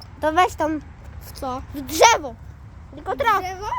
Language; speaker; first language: Polish; native; Polish